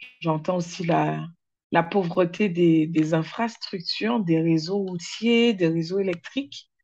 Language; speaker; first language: French; native; French